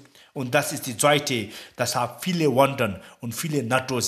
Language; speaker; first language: German; non-native, learner; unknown